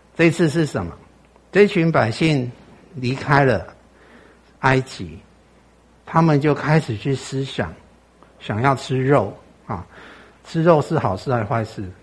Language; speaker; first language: Chinese; native; Chinese